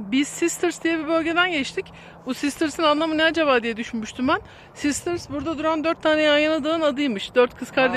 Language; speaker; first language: Turkish; native; Turkish